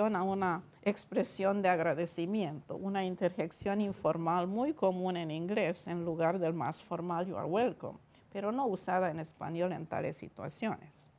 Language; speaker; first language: Spanish; non-native, fluent; Romanian